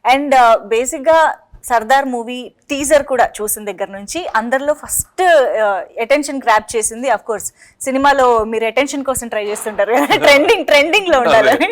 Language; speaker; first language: Telugu; native; Telugu